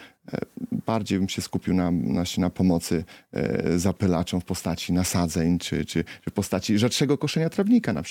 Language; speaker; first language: Polish; native; Polish